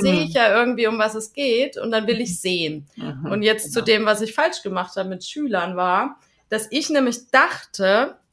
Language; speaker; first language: German; native; German